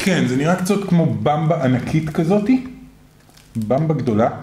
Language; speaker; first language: Hebrew; native; Hebrew